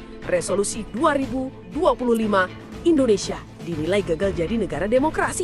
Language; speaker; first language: Indonesian; native; Indonesian